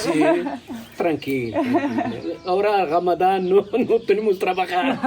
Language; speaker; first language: Spanish; non-native, learner; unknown